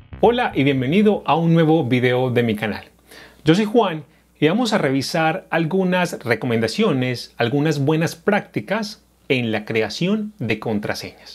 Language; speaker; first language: Spanish; native; Spanish